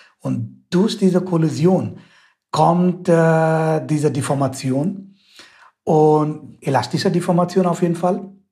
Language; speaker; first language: German; non-native, fluent; Hindi